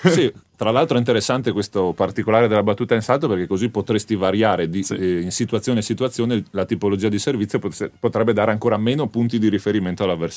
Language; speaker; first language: Italian; native; Italian